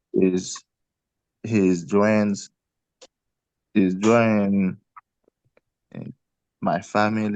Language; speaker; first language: English; non-native, learner; Haitian Creole